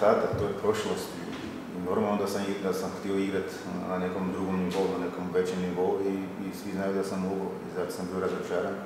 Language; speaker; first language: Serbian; non-native, fluent; Portuguese